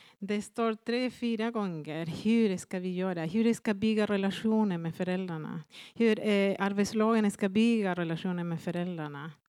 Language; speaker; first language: Swedish; non-native, fluent; Spanish